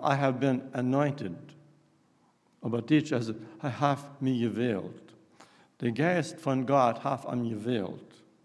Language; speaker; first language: Dutch; non-native, learner; English